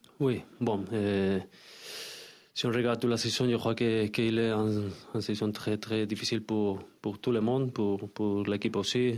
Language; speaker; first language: French; non-native, learner; Spanish